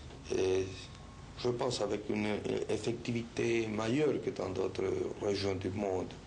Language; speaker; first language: French; non-native, fluent; Spanish